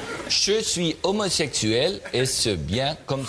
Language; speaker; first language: French; non-native, learner; German